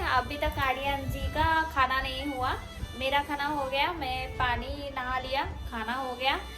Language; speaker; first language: Hindi; non-native, local second language; Bangla